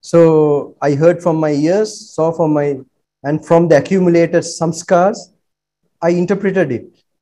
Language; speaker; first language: English; non-native, local second language; Sinhala